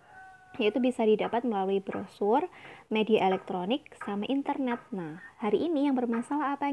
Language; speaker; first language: Indonesian; native; Indonesian